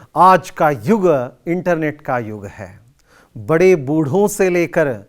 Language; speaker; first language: Hindi; non-native, local second language; Kannada